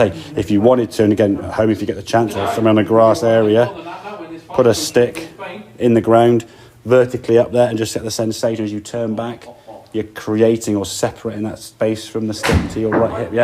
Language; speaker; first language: English; native; English